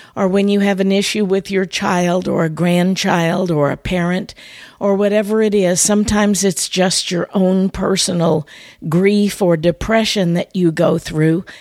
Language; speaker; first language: English; native; English